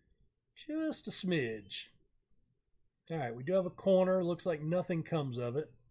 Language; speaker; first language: English; native; English